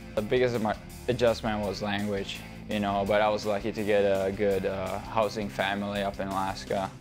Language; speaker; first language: English; non-native, fluent; Czech